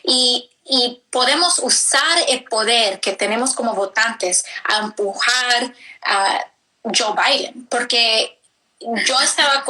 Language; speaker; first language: Spanish; early bilingual, heritage; English